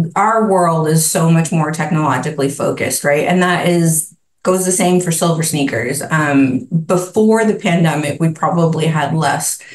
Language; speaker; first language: English; native; English